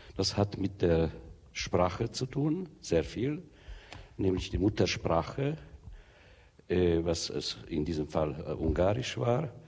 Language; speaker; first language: German; non-native, fluent; Hungarian